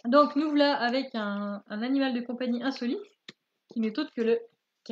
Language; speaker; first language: French; native; French